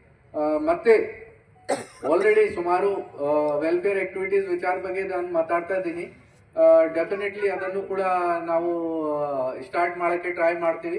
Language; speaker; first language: Kannada; non-native, fluent; Hindi